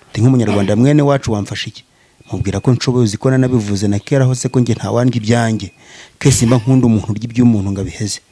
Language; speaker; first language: Kinyarwanda; early bilingual, heritage; Kinyarwanda